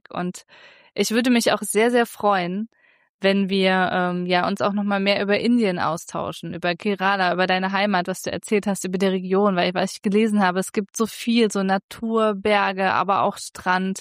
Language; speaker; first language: German; native; German